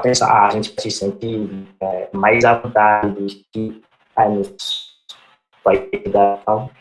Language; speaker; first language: Portuguese; non-native, fluent; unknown